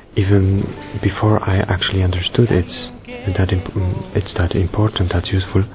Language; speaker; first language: English; non-native, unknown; Polish